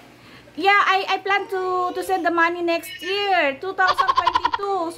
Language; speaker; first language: English; non-native, local second language; Filipino